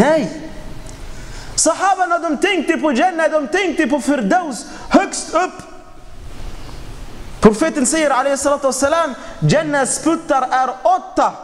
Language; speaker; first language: Swedish; non-native, fluent; Arabic